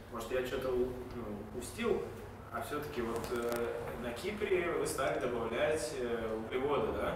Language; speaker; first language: Russian; native; Russian